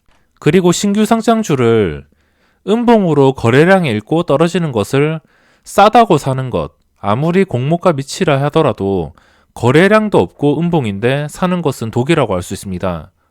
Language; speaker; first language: Korean; native; Korean